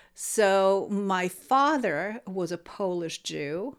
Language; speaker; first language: English; non-native, fluent; Russian